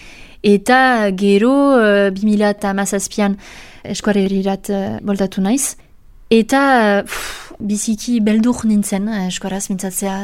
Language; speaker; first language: Basque; non-native, local second language; French